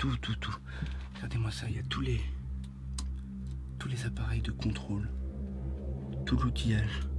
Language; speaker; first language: French; native; French